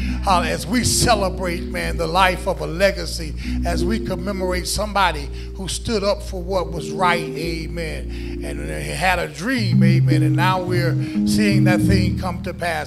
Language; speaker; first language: English; native; English